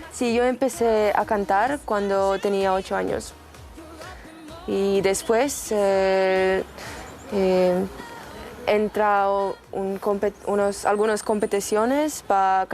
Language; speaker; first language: Spanish; non-native, learner; Estonian